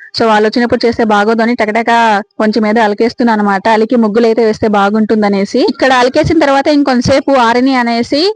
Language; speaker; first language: Telugu; native; Telugu